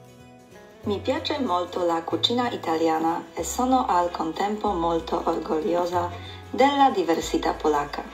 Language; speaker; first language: Italian; non-native, fluent; Polish